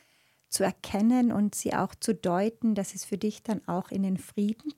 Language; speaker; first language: German; native; German